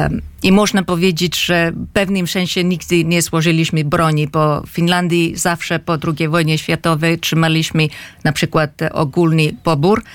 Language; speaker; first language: Polish; non-native, fluent; Finnish